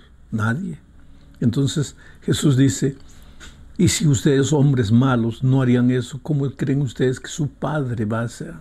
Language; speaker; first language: Spanish; native; Spanish